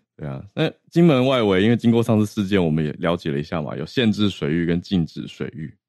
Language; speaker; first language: Chinese; native; Chinese